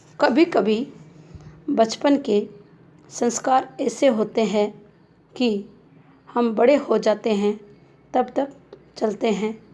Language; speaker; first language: Hindi; native; Hindi